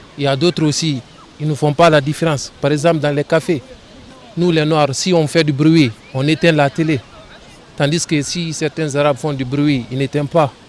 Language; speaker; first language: French; non-native, local second language; Fula